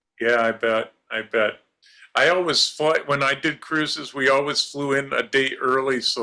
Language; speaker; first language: English; native; English